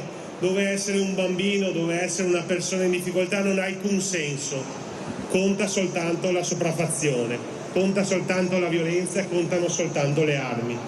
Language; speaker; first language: Italian; native; Italian